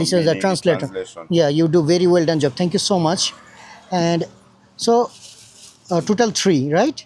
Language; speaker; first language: English; non-native, learner; Bangla